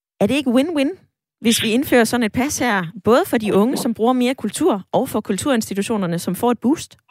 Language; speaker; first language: Danish; native; Danish